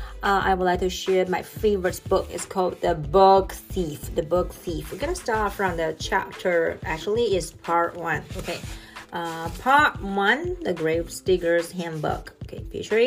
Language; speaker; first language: English; non-native, fluent; Chinese